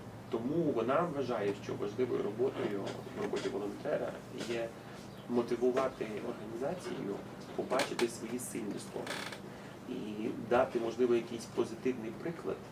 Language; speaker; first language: Ukrainian; native; Ukrainian